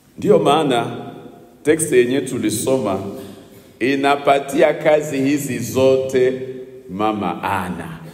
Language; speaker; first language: Swahili; non-native, local second language; Nande